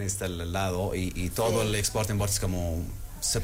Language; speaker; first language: Spanish; non-native, learner; Arabic